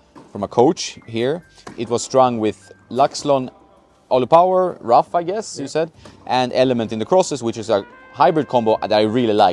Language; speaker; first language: English; non-native, fluent; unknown